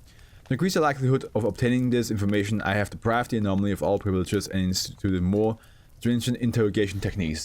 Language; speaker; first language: English; non-native, fluent; German